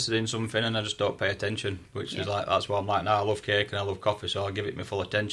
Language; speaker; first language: English; native; English